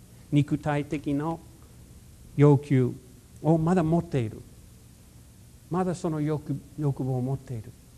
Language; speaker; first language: Japanese; non-native, fluent; English